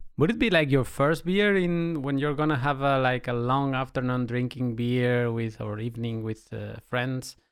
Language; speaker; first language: English; non-native, fluent; Catalan